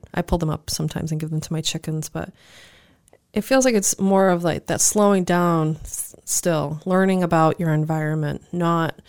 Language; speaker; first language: English; native; English